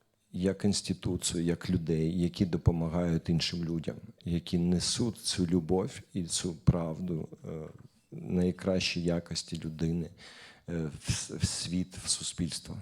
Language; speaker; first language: Ukrainian; non-native, local second language; Russian